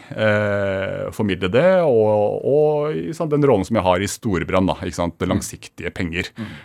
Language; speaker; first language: Norwegian; early bilingual, other home language; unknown